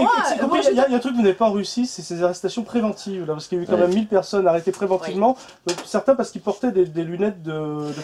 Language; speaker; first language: French; native; French